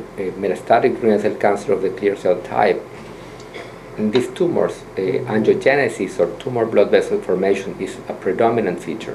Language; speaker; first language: English; non-native, fluent; Spanish